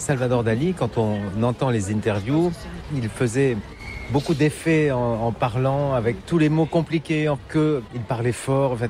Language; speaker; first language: French; native; French